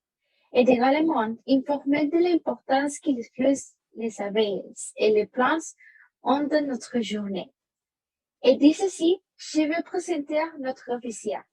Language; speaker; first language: French; non-native, learner; Spanish